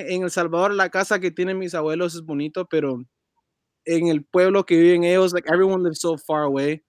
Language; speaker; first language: Spanish; early bilingual, heritage; Spanish